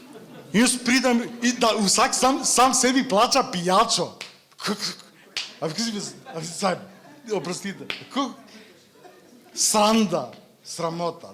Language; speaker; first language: Slovenian; non-native, fluent; Macedonian